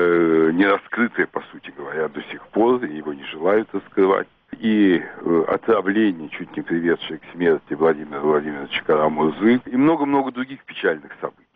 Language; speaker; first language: Russian; native; Russian